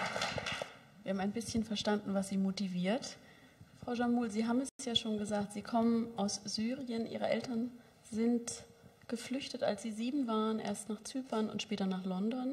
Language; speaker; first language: German; native; German